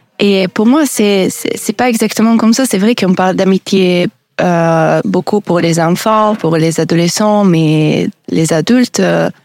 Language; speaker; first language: French; non-native, learner; Italian